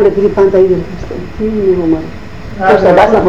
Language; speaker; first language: Greek; native; Greek